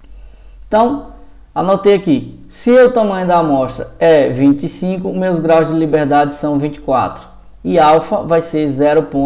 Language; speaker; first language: Portuguese; native; Portuguese